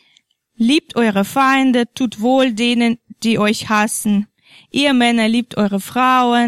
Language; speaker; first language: German; non-native, fluent; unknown